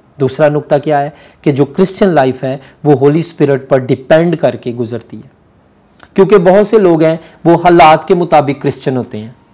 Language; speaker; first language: Urdu; non-native, local second language; Punjabi